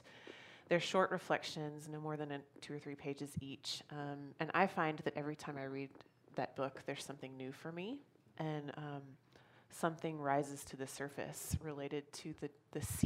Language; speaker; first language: English; native; English